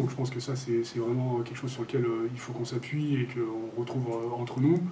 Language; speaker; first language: French; native; French